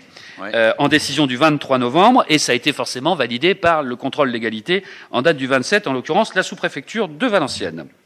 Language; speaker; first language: French; native; French